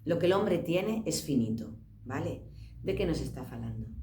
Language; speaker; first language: Spanish; non-native, local second language; Galician